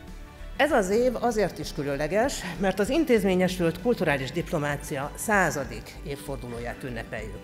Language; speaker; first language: Hungarian; native; Hungarian